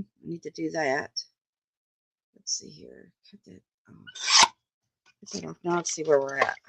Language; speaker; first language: English; native; English